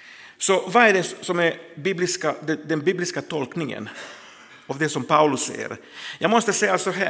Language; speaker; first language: Swedish; non-native, fluent; Croatian